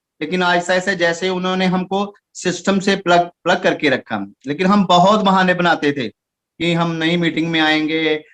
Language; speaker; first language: Hindi; non-native, local second language; Punjabi